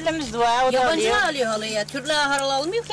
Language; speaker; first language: Turkish; native; Turkish